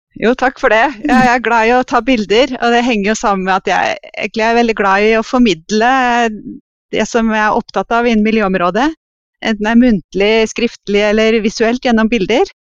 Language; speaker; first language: Norwegian; native; Norwegian